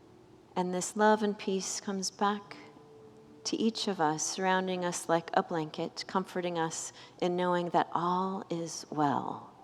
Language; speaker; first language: English; native; English